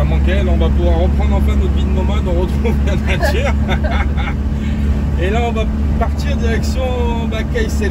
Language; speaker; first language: French; native; French